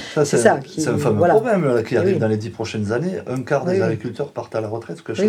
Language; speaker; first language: French; native; French